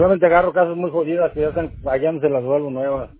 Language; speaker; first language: Spanish; native; Spanish